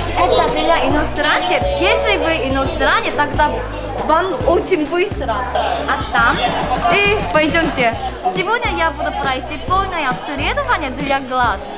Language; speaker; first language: Russian; non-native, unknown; Korean